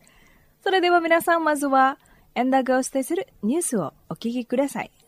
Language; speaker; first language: Japanese; non-native, fluent; Indonesian